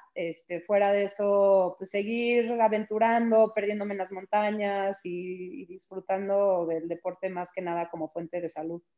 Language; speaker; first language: Spanish; early bilingual, heritage; Spanish